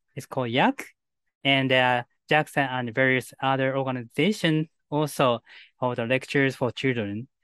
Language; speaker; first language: English; non-native, fluent; Japanese